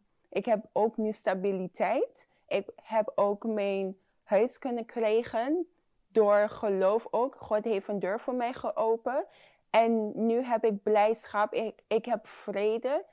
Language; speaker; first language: Dutch; non-native, fluent; English